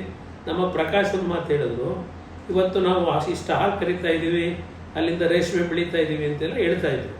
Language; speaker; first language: Kannada; native; Kannada